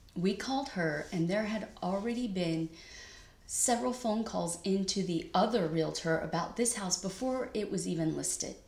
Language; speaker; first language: English; native; English